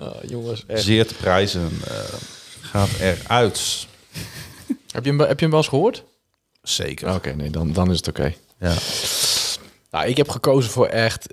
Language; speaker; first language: Dutch; native; Dutch